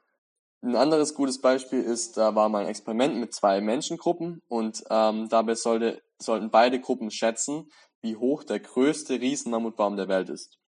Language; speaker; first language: German; native; German